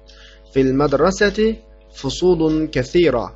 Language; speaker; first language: Arabic; non-native, fluent; Uyghur